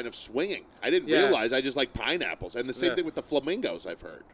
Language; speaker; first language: English; native; English